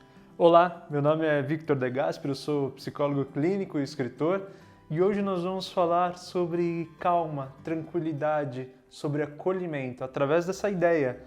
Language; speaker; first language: Portuguese; native; Portuguese